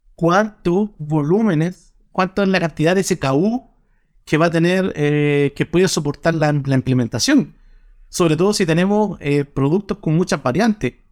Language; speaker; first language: Spanish; native; Spanish